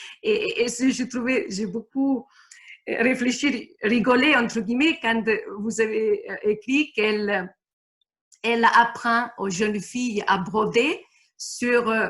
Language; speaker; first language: French; non-native, fluent; Italian